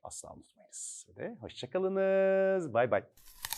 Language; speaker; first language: Turkish; native; Turkish